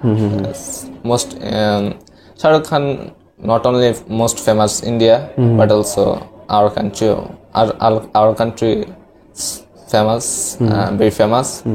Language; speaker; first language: English; non-native, learner; Bangla